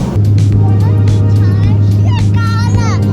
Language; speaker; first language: Chinese; early bilingual, heritage; Chinese